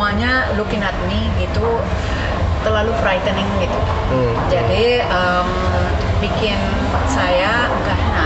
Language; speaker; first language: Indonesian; non-native, fluent; Spanish